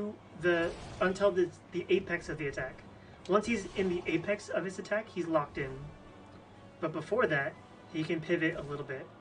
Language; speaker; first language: English; native; English